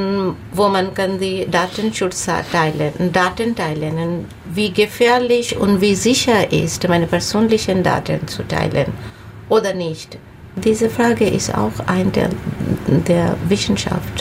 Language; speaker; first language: German; non-native, learner; Bangla